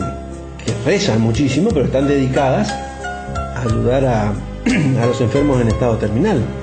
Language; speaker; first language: Spanish; native; Spanish